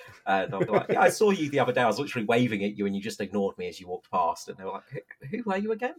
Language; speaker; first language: English; native; English